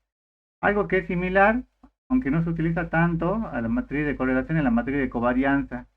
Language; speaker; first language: Spanish; native; Spanish